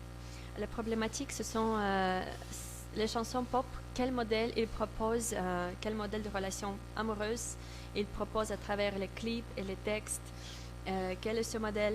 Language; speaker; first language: French; non-native, learner; Russian